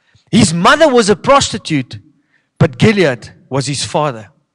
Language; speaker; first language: English; non-native, local second language; Afrikaans